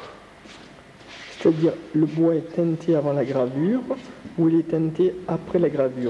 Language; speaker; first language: French; native; French